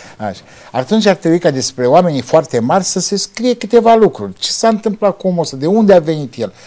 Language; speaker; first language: Romanian; native; Romanian